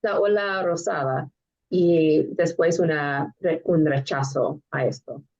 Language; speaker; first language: Spanish; non-native, fluent; English